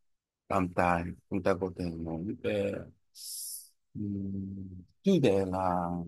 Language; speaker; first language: Vietnamese; non-native, learner; Korean